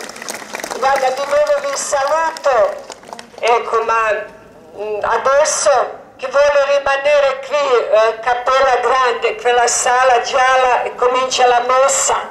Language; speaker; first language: Italian; non-native, learner; Croatian